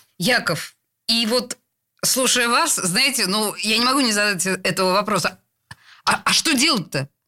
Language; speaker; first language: Russian; native; Russian